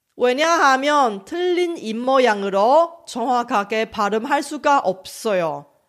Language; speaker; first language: Korean; non-native, local second language; Chinese